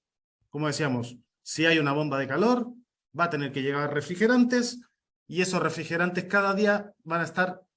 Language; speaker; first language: Spanish; native; Spanish